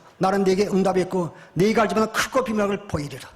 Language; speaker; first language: Korean; native; Korean